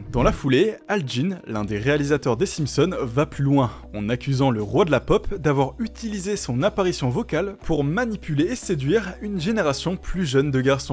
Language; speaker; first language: French; native; French